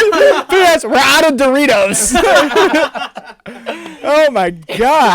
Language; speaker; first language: English; native; English